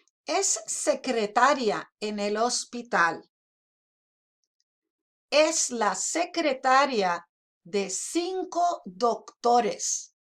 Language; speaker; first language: Spanish; non-native, fluent; English